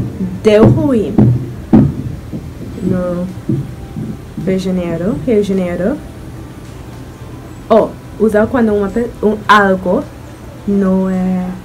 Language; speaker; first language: Portuguese; non-native, learner; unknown